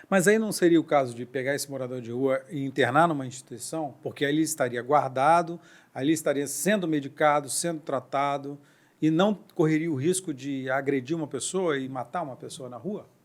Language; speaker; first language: Portuguese; native; Portuguese